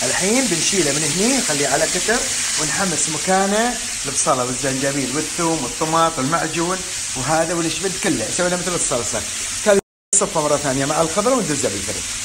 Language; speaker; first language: Arabic; native; Arabic